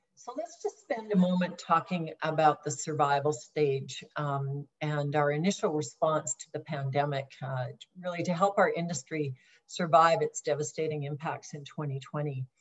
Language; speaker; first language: English; native; English